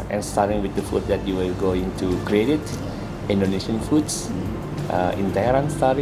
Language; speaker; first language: English; non-native, learner; Indonesian